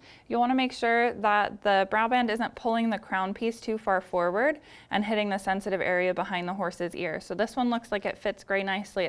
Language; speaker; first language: English; native; English